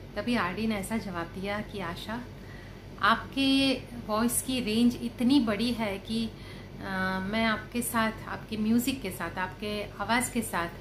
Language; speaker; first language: Hindi; non-native, local second language; Gujarati